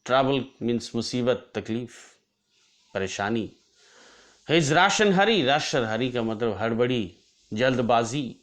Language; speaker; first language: Hindi; non-native, local second language; Assamese